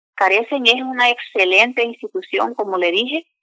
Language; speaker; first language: Spanish; native; Spanish